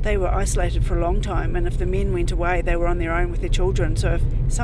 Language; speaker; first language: English; native; English